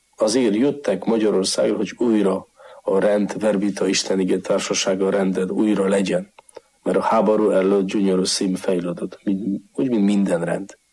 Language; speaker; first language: Hungarian; non-native, fluent; Polish